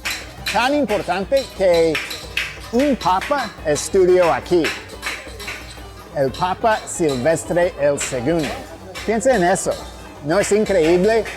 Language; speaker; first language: Spanish; non-native, fluent; English